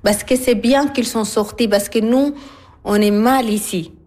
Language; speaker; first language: French; non-native, learner; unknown